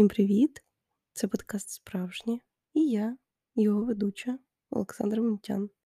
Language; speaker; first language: Ukrainian; non-native, local second language; Russian